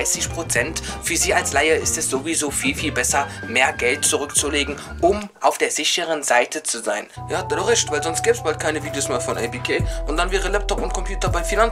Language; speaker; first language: German; native; German